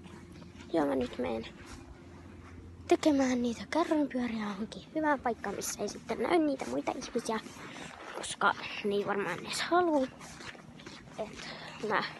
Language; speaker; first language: Finnish; native; Finnish